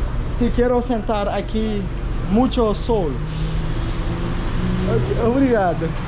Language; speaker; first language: Portuguese; non-native, learner; Swahili